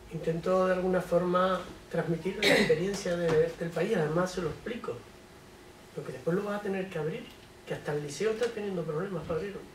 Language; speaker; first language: Spanish; native; Spanish